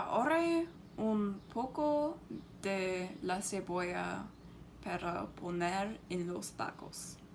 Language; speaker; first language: Spanish; non-native, learner; English